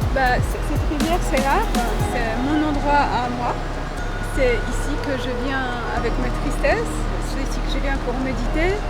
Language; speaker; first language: French; non-native, fluent; Polish